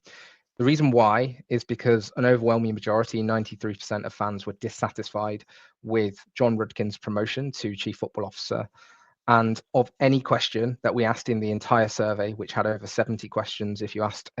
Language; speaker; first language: English; native; English